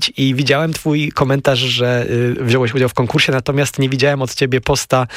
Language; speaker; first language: Polish; native; Polish